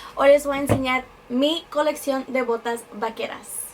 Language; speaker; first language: Spanish; early bilingual, heritage; Spanish